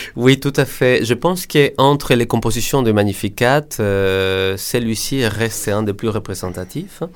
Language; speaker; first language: French; non-native, fluent; Spanish